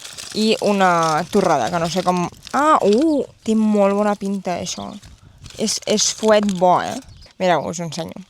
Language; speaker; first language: Catalan; native; Catalan